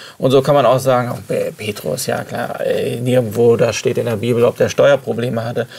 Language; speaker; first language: German; native; German